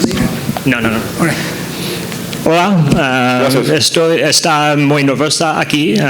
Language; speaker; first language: Spanish; non-native, learner; English